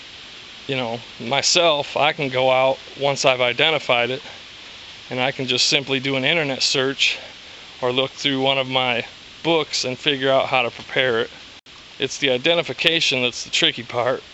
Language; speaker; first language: English; native; English